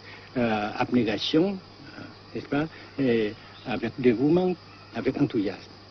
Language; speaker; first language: French; non-native, fluent; Vietnamese